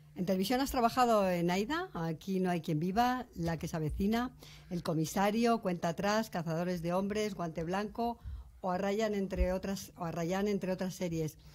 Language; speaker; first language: Spanish; native; Spanish